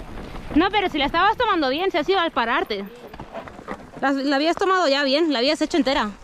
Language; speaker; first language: Spanish; native; Spanish